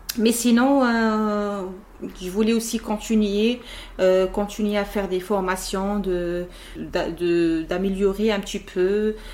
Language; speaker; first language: French; non-native, local second language; Arabic